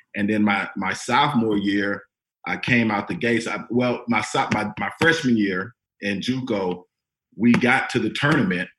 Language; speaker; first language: English; native; English